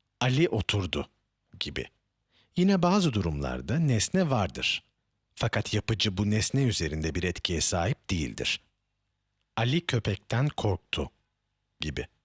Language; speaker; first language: Turkish; native; Turkish